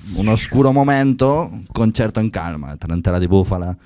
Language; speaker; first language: Italian; non-native, learner; Catalan